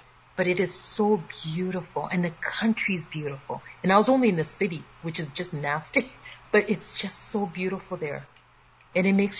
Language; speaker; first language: English; native; English